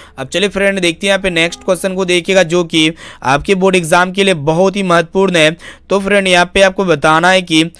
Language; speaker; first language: Hindi; native; Hindi